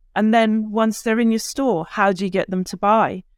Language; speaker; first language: English; early bilingual, other home language; Turkish